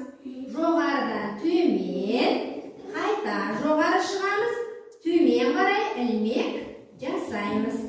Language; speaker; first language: Kazakh; native; Kazakh